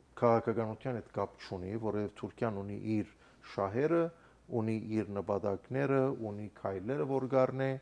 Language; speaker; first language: Armenian; native; Armenian